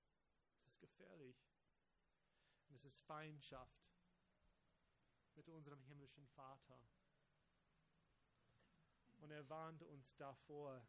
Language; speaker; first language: German; non-native, fluent; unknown